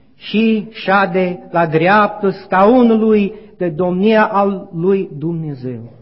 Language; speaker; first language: Romanian; non-native, learner; English